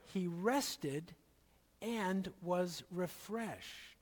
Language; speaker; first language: English; native; English